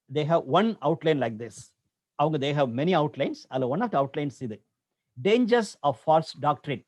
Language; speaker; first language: English; non-native, local second language; Tamil